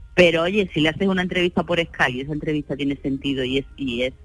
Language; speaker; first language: Spanish; native; Spanish